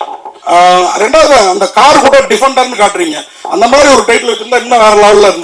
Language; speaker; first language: Tamil; native; Tamil